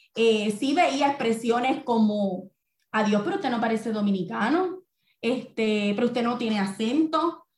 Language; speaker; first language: Spanish; native; Spanish